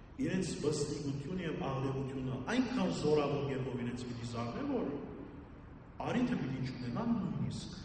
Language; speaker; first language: Armenian; early bilingual, heritage; Armenian